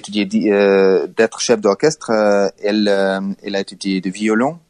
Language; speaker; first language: French; non-native, learner; Hungarian